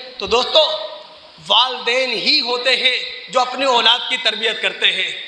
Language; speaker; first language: Urdu; native; Urdu